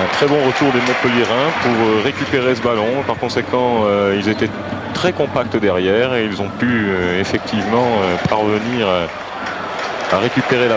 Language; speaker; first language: French; native; French